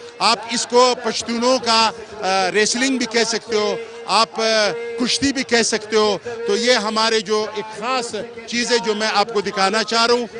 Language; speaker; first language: Urdu; non-native, local second language; Pashto